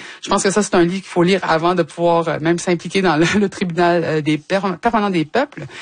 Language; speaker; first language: French; native; French